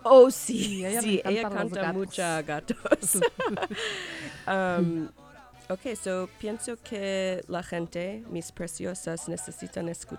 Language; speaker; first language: Spanish; non-native, learner; English